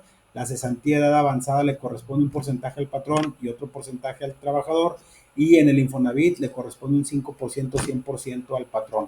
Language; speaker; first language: Spanish; native; Spanish